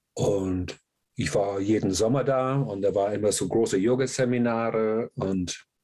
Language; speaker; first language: German; non-native, fluent; English